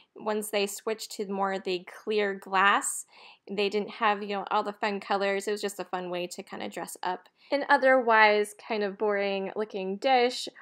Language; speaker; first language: English; native; English